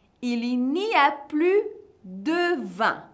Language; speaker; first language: French; non-native, fluent; Portuguese